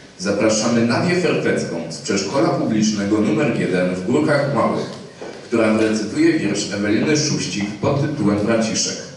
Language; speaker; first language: Polish; native; Polish